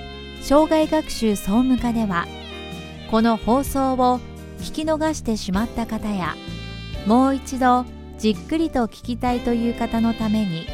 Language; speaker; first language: Japanese; native; Japanese